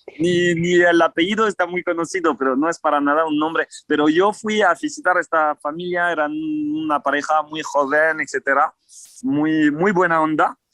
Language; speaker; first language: Spanish; non-native, fluent; French